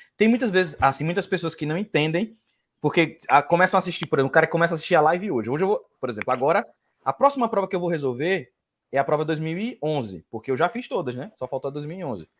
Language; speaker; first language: Portuguese; native; Portuguese